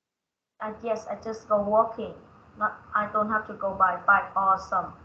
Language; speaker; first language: English; non-native, learner; Vietnamese